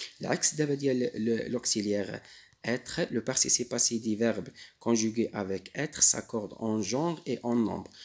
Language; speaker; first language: French; non-native, local second language; Arabic